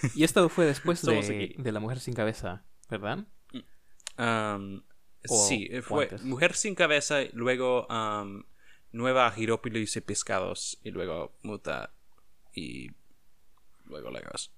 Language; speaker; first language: Spanish; non-native, learner; English